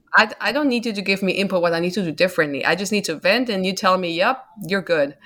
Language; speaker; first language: English; non-native, fluent; German